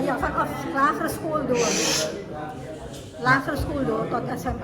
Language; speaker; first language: Dutch; early bilingual, heritage; Indonesian